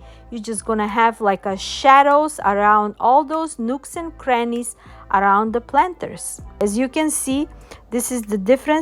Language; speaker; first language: English; non-native, fluent; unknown